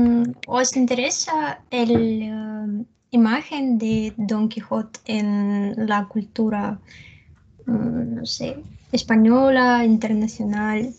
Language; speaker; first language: Spanish; non-native, learner; Russian